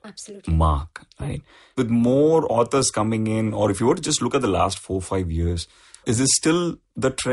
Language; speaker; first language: English; non-native, local second language; Tamil